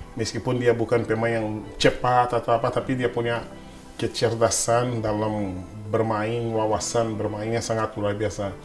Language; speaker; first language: Indonesian; non-native, fluent; Portuguese